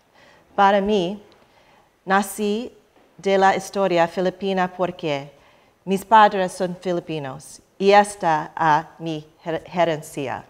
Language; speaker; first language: Spanish; non-native, learner; English